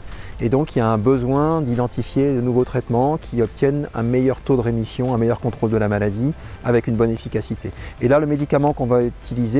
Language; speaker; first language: French; native; French